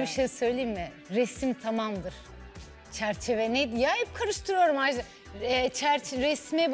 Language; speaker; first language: Turkish; native; Turkish